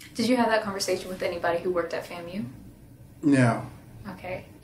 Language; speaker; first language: English; native; English